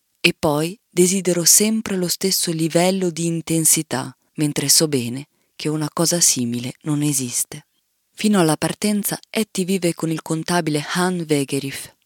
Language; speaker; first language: Italian; native; Italian